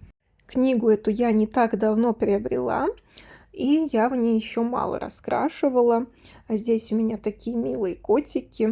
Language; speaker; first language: Russian; native; Russian